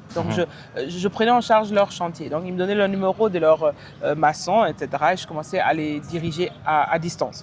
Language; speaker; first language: French; early bilingual, heritage; French